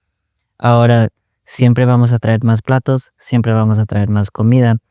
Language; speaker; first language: Spanish; early bilingual, other home language; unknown